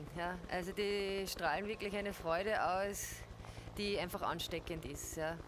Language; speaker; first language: German; native; German